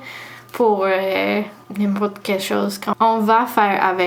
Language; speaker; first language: French; non-native, learner; English